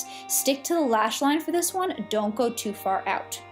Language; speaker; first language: English; native; English